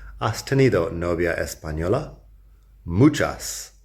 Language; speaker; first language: Spanish; non-native, fluent; English